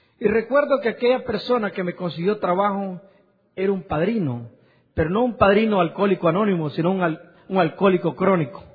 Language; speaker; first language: Spanish; native; Spanish